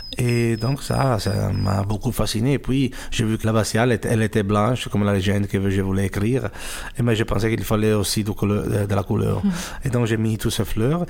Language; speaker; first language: French; non-native, fluent; Italian